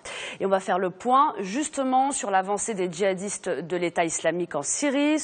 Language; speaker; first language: French; non-native, local second language; Arabic